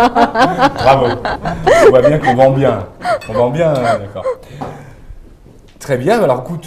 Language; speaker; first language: French; native; French